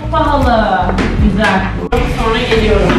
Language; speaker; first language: Turkish; non-native, learner; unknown